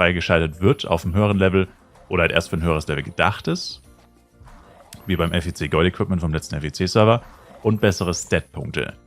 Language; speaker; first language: German; native; German